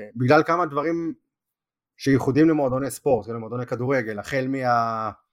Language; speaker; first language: Hebrew; native; Hebrew